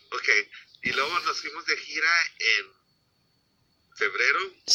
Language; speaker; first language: Spanish; early bilingual, heritage; Spanish